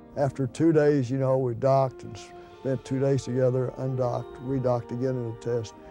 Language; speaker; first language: English; native; English